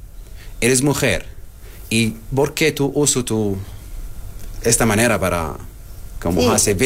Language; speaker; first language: Spanish; non-native, learner; Arabic